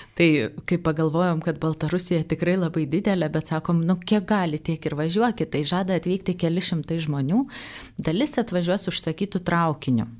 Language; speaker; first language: Lithuanian; native; Lithuanian